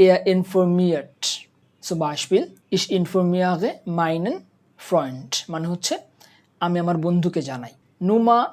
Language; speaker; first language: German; non-native, fluent; Bangla